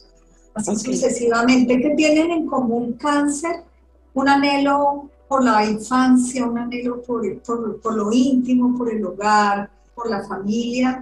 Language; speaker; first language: Spanish; native; Spanish